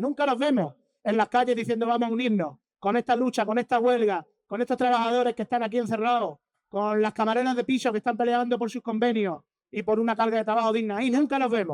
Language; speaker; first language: Spanish; native; Spanish